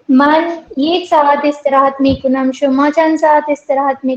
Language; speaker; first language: Persian; non-native, learner; Urdu